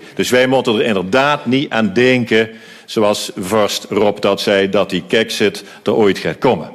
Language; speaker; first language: Dutch; native; Dutch